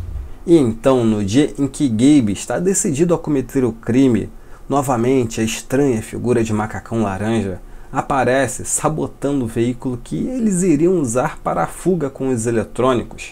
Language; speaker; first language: Portuguese; native; Portuguese